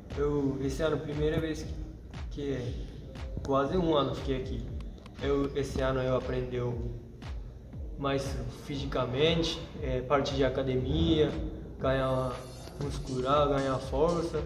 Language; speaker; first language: Portuguese; non-native, learner; Japanese